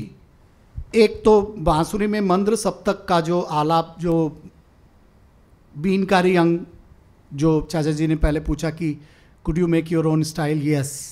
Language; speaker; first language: Hindi; native; Hindi